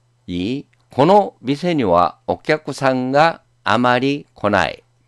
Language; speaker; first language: Japanese; non-native, fluent; Korean